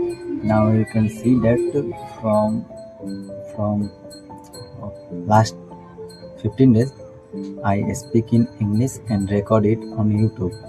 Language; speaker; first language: English; non-native, learner; Hindi